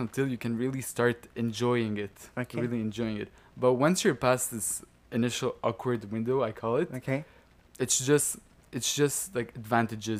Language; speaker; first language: English; non-native, fluent; Arabic